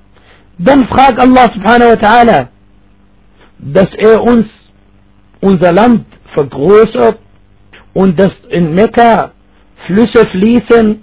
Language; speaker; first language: German; non-native, fluent; Arabic